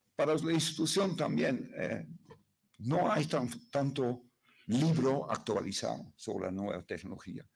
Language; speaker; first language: Spanish; non-native, fluent; Dutch